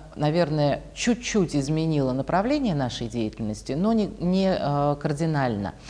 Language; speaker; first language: Russian; native; Russian